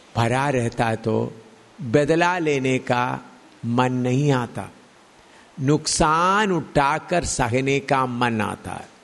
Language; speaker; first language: Hindi; non-native, local second language; Malayalam